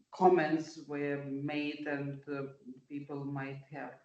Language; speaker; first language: English; non-native, fluent; Lithuanian